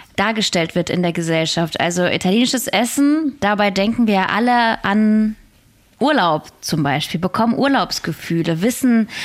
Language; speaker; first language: German; early bilingual, other home language; Russian